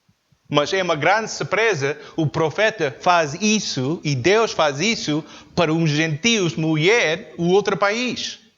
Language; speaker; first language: Portuguese; non-native, learner; English